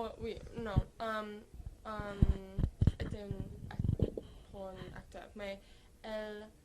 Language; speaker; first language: French; non-native, learner; English